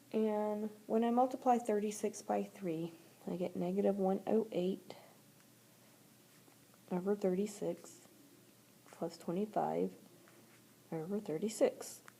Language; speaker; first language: English; native; English